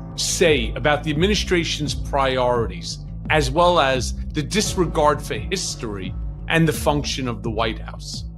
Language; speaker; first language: English; native; English